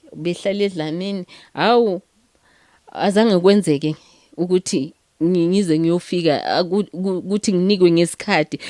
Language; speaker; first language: Zulu; native; Zulu